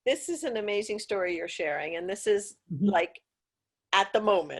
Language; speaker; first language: English; native; English